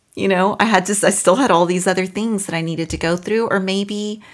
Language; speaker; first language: English; non-native, fluent; Spanish